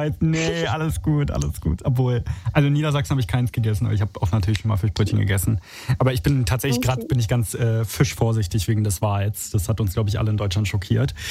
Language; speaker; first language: German; early bilingual, other home language; Italian